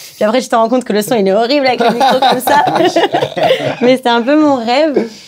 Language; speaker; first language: French; early bilingual, other home language; Portuguese